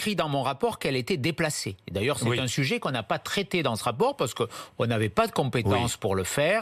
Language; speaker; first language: French; native; French